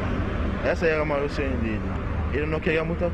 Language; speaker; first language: Portuguese; non-native, fluent; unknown